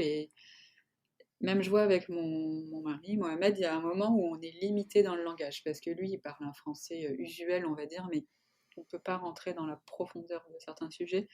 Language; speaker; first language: French; native; French